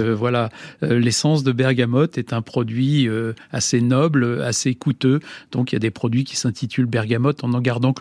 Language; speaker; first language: French; native; French